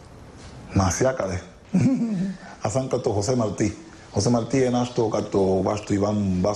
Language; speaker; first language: Bulgarian; non-native, learner; Spanish